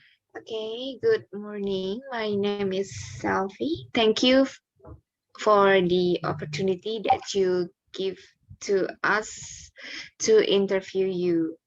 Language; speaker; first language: English; non-native, learner; Indonesian